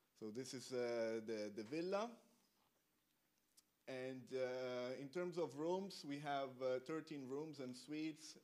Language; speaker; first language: English; non-native, fluent; Italian